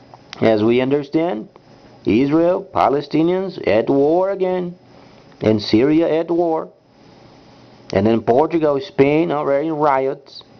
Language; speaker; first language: English; non-native, fluent; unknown